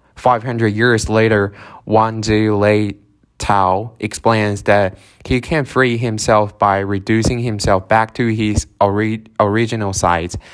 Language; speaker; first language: English; non-native, fluent; Chinese